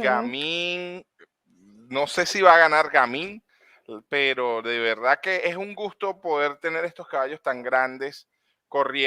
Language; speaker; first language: Spanish; native; Spanish